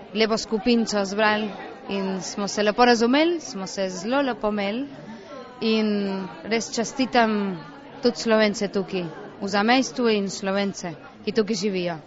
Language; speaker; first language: Slovenian; early bilingual, heritage; Slovenian